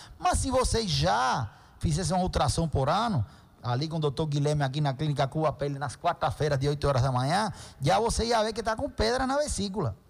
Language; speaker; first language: Portuguese; non-native, fluent; Spanish